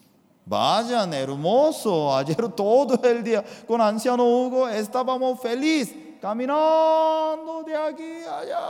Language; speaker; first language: Spanish; non-native, fluent; Korean